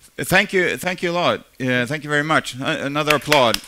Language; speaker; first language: English; non-native, fluent; Swedish